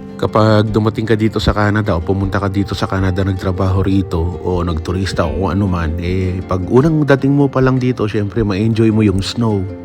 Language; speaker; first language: Filipino; native; Filipino